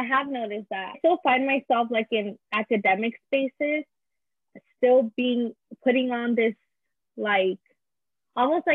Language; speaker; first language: English; early bilingual, other home language; Spanish